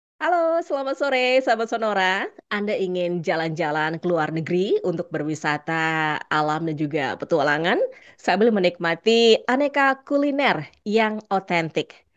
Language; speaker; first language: Indonesian; native; Indonesian